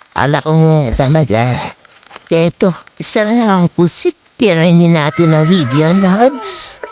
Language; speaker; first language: Filipino; non-native, local second language; Waray